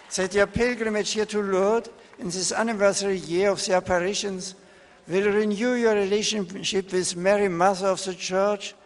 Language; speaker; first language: English; non-native, fluent; German